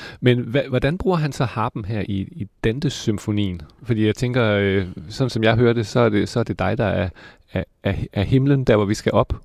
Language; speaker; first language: Danish; native; Danish